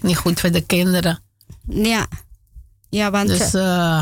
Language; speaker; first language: Dutch; non-native, learner; Spanish